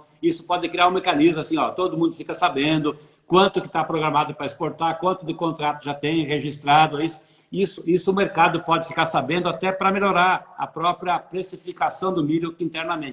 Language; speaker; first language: Portuguese; native; Portuguese